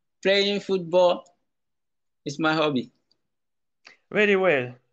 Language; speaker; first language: English; non-native, learner; Italian